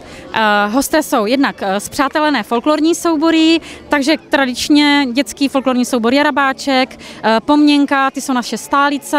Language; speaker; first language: Czech; native; Czech